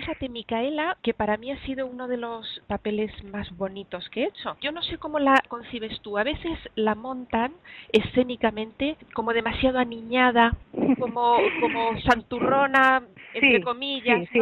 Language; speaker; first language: Spanish; native; Spanish